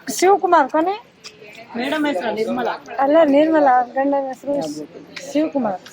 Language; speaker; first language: Kannada; non-native, local second language; Lambadi